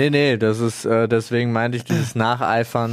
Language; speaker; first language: German; native; German